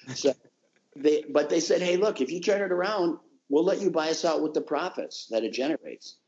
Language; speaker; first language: English; native; English